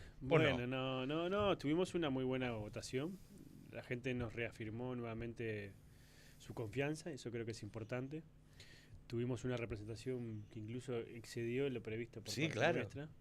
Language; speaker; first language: Spanish; native; Spanish